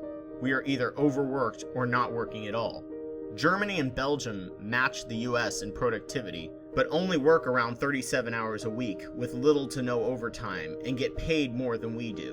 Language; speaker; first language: English; native; English